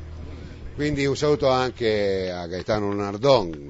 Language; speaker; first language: Italian; native; Italian